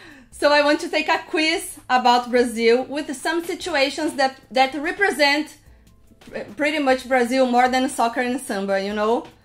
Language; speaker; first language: English; non-native, fluent; Portuguese